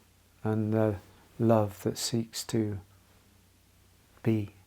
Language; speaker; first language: English; native; English